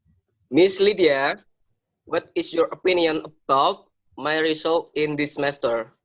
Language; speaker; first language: English; non-native, learner; Indonesian